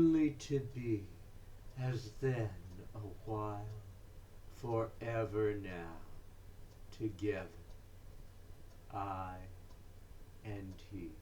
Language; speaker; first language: English; native; English